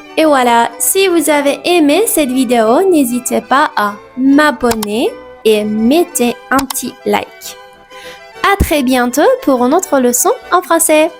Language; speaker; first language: French; native; French